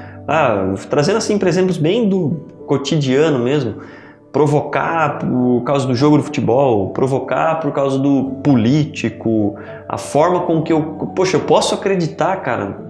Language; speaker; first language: Portuguese; native; Portuguese